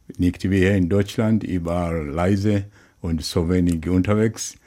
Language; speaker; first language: German; non-native, learner; Swahili